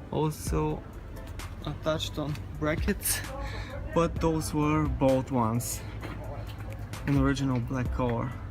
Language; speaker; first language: English; non-native, fluent; Bulgarian